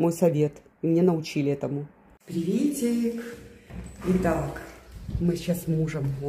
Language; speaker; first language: Russian; native; Russian